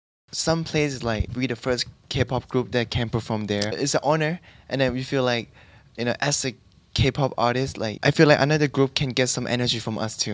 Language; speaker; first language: English; non-native, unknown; Thai